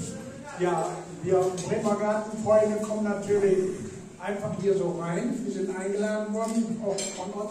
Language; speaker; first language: German; native; German